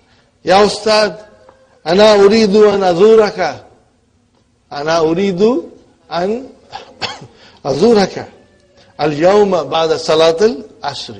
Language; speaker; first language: Arabic; non-native, fluent; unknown